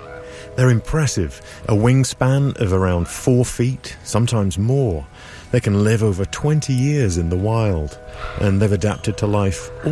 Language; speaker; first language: English; native; English